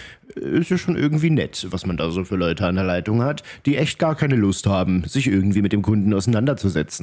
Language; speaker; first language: German; native; German